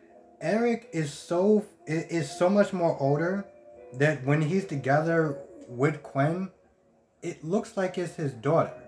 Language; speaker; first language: English; native; English